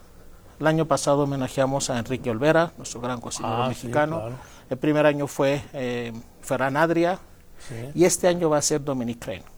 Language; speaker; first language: Spanish; non-native, fluent; Greek